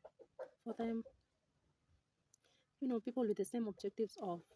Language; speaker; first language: English; non-native, local second language; Swahili